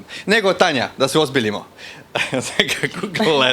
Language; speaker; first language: Bosnian; native; Bosnian